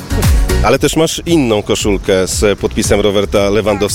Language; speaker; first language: Polish; native; Polish